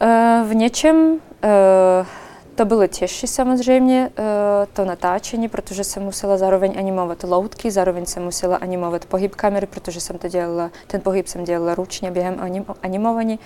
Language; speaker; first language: Czech; non-native, fluent; Russian